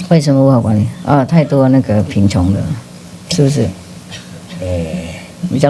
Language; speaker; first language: Chinese; non-native, fluent; Vietnamese